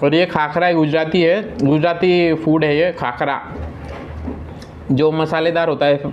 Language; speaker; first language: Hindi; non-native, local second language; Marathi